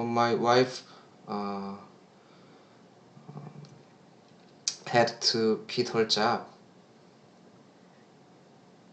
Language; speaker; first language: English; non-native, learner; Korean